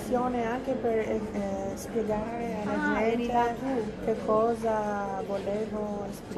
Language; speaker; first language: Italian; non-native, fluent; Albanian